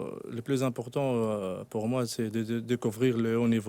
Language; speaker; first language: French; non-native, local second language; Arabic